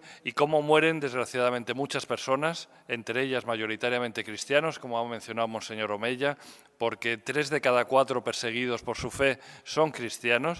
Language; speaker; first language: Spanish; native; Spanish